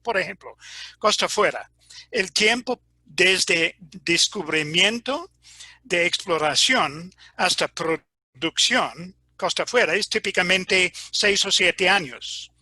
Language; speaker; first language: Spanish; non-native, fluent; English